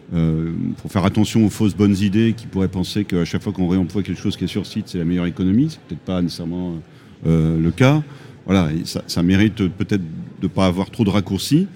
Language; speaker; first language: French; native; French